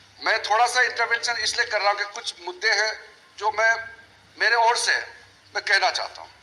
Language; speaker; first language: Hindi; non-native, local second language; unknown